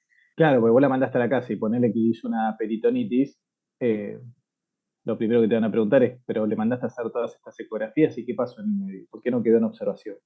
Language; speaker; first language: Spanish; native; Spanish